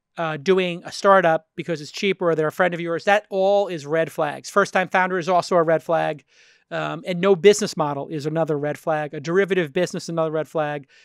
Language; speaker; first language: English; native; English